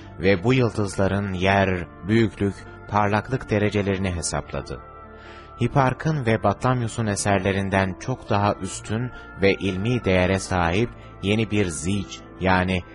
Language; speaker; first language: Turkish; native; Turkish